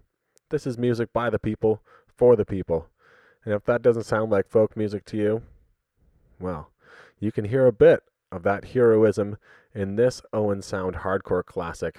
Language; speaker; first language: English; native; English